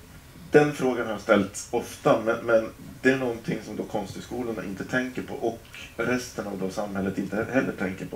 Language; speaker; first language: Swedish; native; Swedish